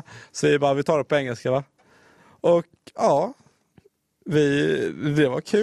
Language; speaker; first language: Swedish; native; Swedish